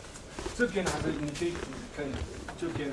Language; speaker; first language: Chinese; non-native, learner; French